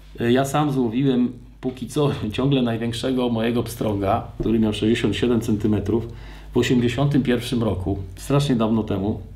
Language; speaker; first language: Polish; native; Polish